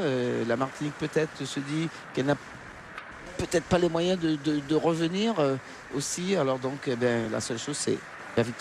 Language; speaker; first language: French; native; French